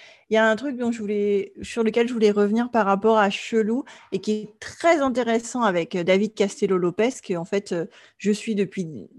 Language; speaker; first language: French; native; French